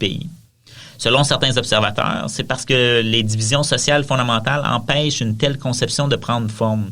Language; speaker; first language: French; native; French